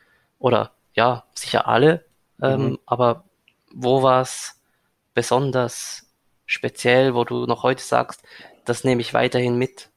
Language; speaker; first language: German; native; German